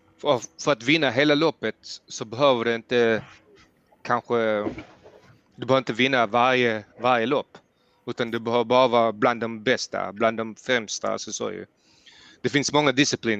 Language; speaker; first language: Swedish; early bilingual, heritage; Swedish